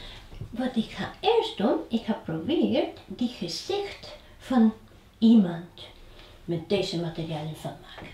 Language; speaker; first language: Dutch; non-native, fluent; Spanish